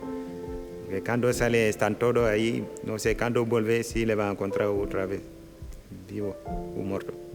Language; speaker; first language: Spanish; non-native, local second language; Wolof